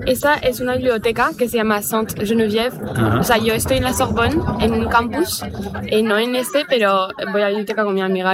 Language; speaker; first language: Spanish; non-native, fluent; French